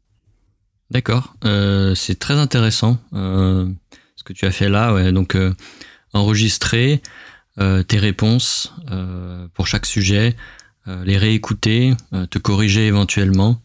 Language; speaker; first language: French; native; French